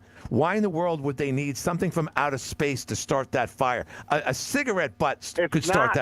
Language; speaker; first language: English; native; English